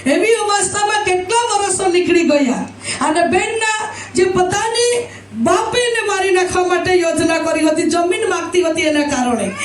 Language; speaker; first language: Gujarati; non-native, local second language; Gamit